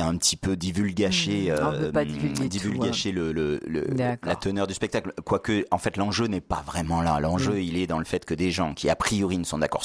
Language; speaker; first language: French; native; French